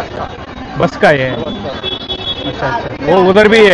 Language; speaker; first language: Hindi; non-native, local second language; Telugu